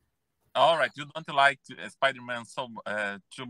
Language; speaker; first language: English; non-native, learner; Portuguese